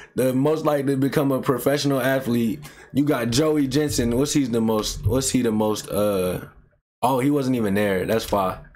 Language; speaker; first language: English; native; English